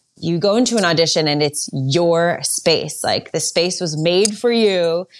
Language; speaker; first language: English; native; English